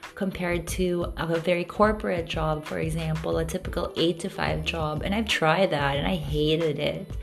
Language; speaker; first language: English; non-native, local second language; Filipino